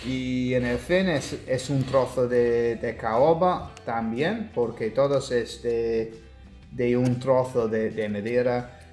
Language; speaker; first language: Spanish; non-native, learner; English